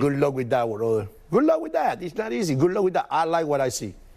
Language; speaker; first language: English; non-native, fluent; Spanish